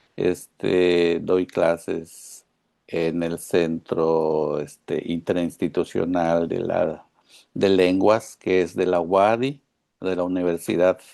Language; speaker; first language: Spanish; non-native, local second language; Yucateco